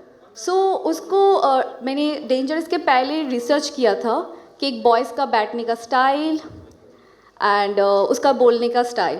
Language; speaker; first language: Hindi; non-native, local second language; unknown